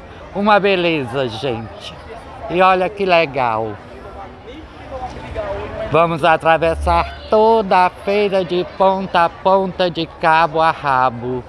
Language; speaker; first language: Portuguese; native; Portuguese